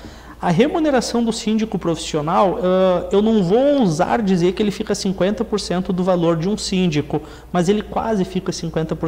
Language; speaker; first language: Portuguese; native; Portuguese